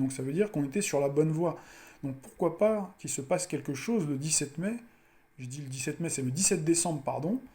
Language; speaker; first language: French; native; French